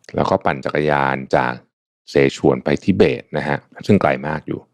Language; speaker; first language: Thai; early bilingual, other home language; Chinese